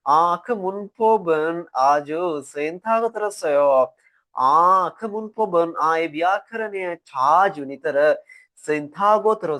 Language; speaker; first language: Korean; non-native, fluent; Sinhala